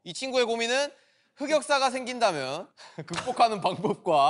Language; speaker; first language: Korean; native; Korean